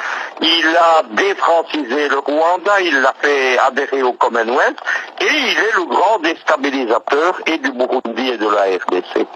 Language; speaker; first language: French; native; French